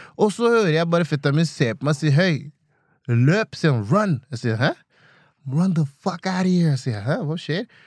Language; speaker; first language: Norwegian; non-native, fluent; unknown